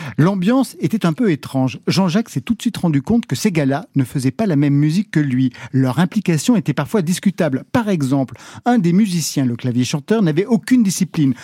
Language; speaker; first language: French; native; French